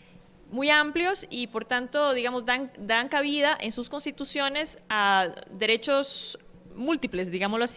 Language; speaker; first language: Spanish; native; Spanish